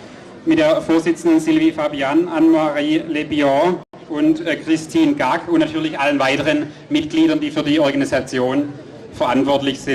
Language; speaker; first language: German; native; German